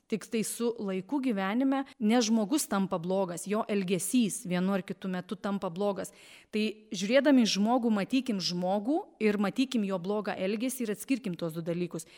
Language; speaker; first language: Lithuanian; native; Lithuanian